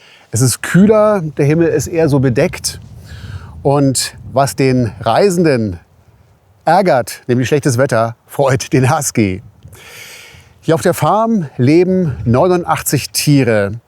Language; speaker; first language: German; native; German